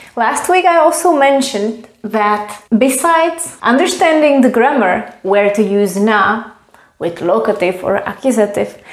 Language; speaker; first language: English; non-native, fluent; Czech